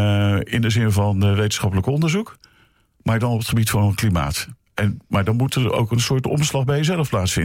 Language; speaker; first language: Dutch; native; Dutch